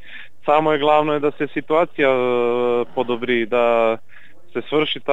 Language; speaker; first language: Bulgarian; non-native, learner; Serbian